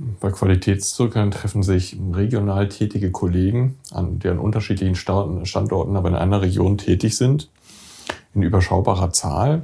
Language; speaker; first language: German; native; German